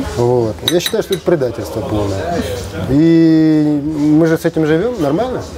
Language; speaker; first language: Russian; non-native, local second language; Kazakh